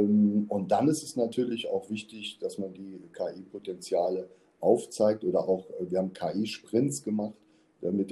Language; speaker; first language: German; native; German